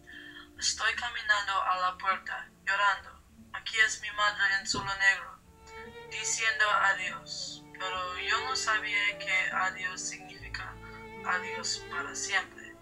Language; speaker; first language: Spanish; non-native, learner; English